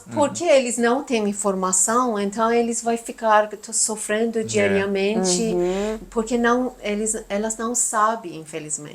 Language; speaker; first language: Portuguese; non-native, learner; Persian